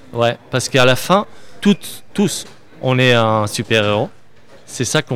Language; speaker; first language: French; non-native, learner; Spanish